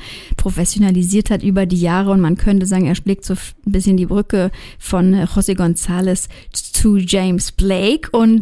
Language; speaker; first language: German; native; German